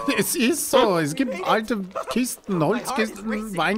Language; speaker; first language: German; native; German